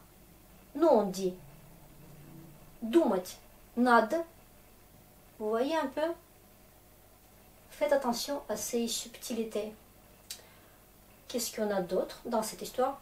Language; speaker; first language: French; non-native, fluent; Russian